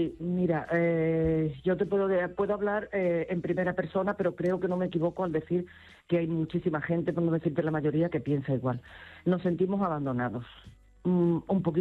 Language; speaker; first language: Spanish; native; Spanish